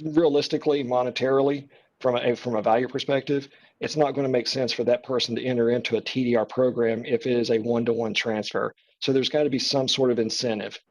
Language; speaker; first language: English; native; English